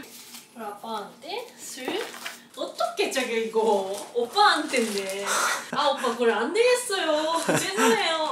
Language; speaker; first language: Korean; non-native, fluent; Japanese